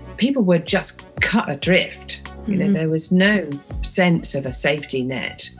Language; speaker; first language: English; native; English